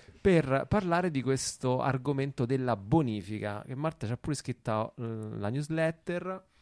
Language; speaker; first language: Italian; native; Italian